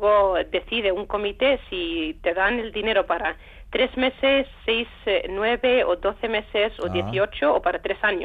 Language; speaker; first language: Spanish; non-native, fluent; Icelandic